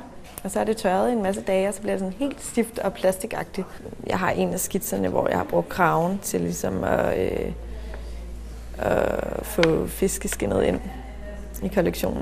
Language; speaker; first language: Danish; native; Danish